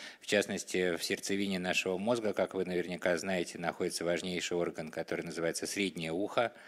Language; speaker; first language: Russian; native; Russian